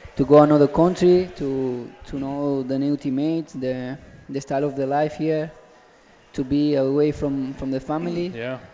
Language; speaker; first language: English; non-native, learner; Catalan